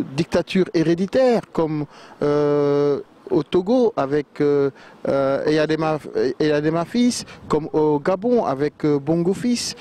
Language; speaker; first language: French; non-native, local second language; Wolof